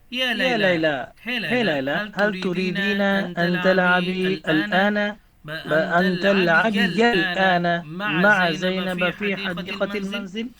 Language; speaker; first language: Arabic; non-native, fluent; Bangla